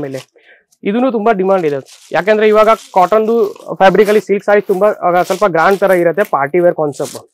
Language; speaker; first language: Kannada; non-native, fluent; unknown